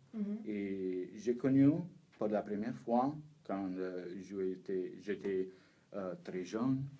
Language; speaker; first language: French; non-native, learner; Italian